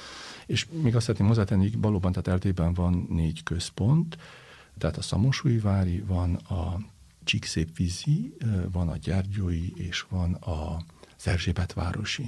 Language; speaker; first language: Hungarian; native; Hungarian